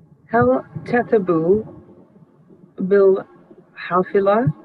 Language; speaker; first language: Arabic; non-native, learner; English